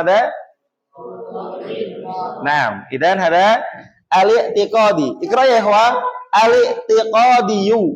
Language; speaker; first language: Arabic; non-native, learner; Indonesian